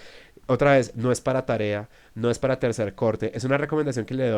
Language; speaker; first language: Spanish; native; Spanish